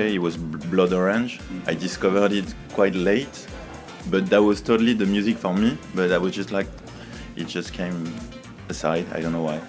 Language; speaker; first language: English; non-native, fluent; French